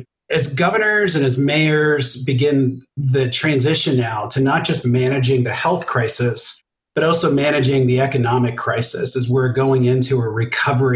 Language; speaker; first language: English; native; English